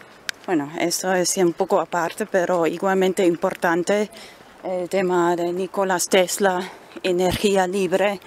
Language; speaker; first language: Spanish; non-native, fluent; German